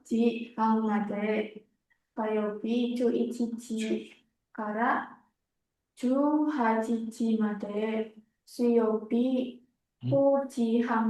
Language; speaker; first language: Japanese; non-native, learner; Indonesian